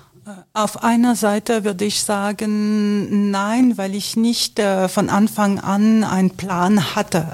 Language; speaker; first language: German; non-native, fluent; French